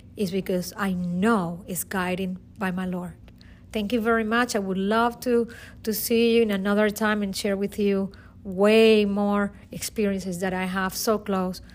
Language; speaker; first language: English; non-native, fluent; Spanish